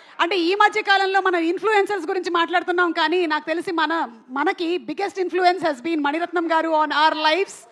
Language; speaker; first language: Telugu; native; Telugu